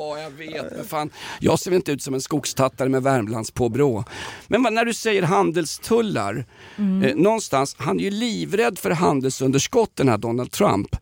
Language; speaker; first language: Swedish; native; Swedish